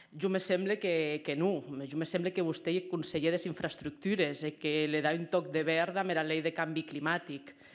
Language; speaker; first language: Catalan; native; Catalan